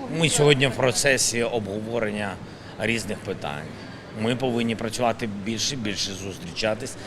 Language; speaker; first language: Ukrainian; non-native, local second language; Russian